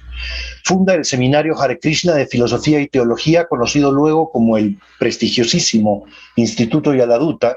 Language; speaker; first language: Spanish; native; Spanish